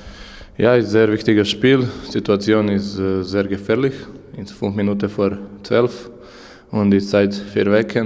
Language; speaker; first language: German; non-native, learner; Croatian